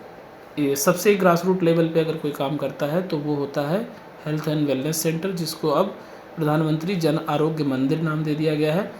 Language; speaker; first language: Hindi; native; Hindi